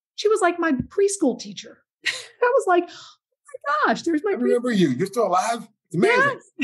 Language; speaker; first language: English; native; English